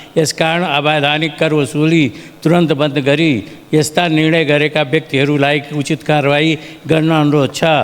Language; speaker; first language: Nepali; non-native, local second language; Awadhi